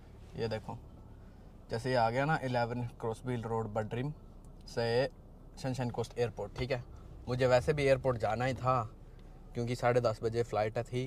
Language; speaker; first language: Hindi; native; Hindi